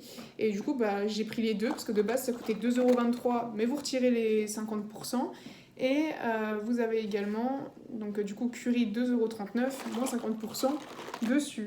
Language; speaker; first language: French; native; French